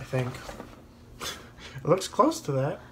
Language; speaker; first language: English; native; English